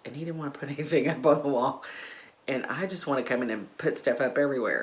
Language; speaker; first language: English; native; English